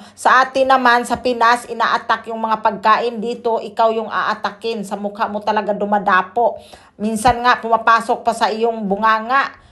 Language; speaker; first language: Filipino; native; Filipino